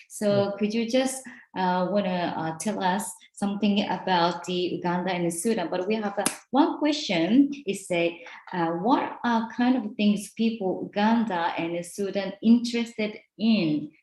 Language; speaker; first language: English; non-native, learner; Japanese